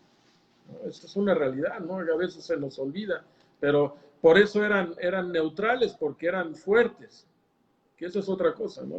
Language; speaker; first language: Spanish; native; Spanish